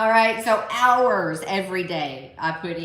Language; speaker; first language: English; native; English